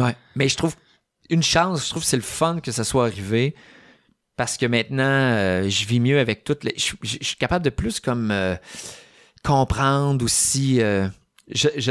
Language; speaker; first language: French; native; French